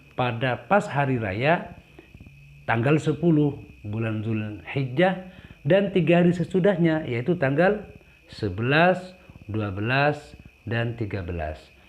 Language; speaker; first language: Indonesian; non-native, local second language; Madurese